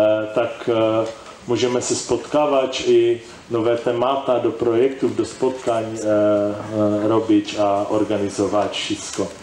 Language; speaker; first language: Polish; non-native, learner; Czech